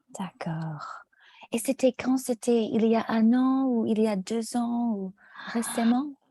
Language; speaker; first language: French; non-native, fluent; English